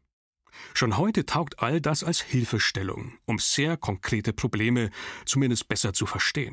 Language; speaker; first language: German; native; German